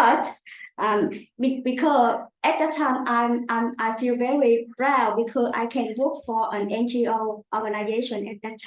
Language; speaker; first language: English; non-native, local second language; Vietnamese